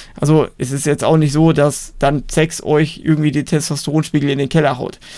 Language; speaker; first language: German; native; German